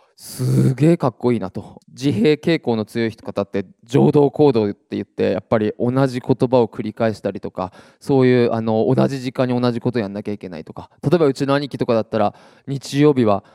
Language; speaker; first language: Japanese; native; Japanese